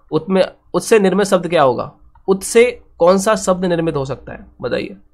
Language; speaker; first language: Hindi; native; Hindi